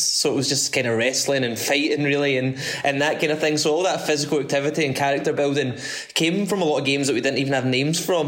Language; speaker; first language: English; native; English